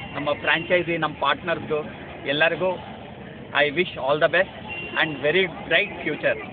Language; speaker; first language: Kannada; native; Kannada